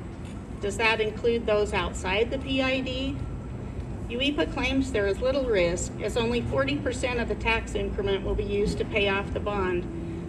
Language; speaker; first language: English; native; English